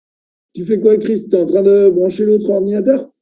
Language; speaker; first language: French; native; French